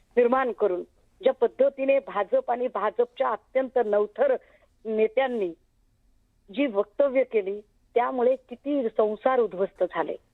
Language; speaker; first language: Marathi; native; Marathi